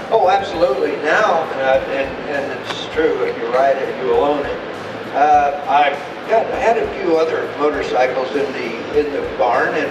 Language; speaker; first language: English; native; English